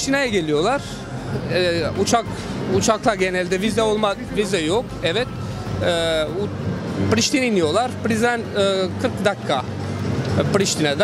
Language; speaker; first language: Turkish; non-native, fluent; Albanian